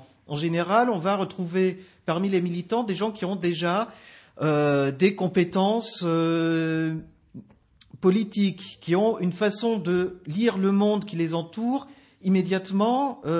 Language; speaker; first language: French; native; French